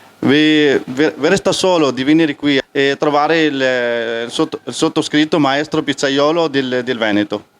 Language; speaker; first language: Italian; non-native, fluent; Arabic